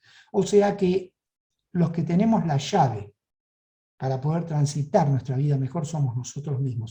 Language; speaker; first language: Spanish; native; Spanish